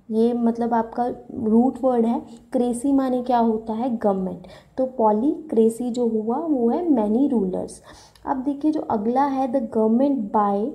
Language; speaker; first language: Hindi; native; Hindi